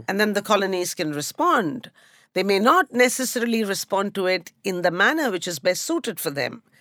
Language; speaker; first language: English; non-native, local second language; Bangla